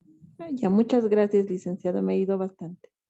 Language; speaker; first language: Spanish; native; Spanish